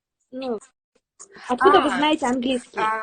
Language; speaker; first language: Russian; native; Russian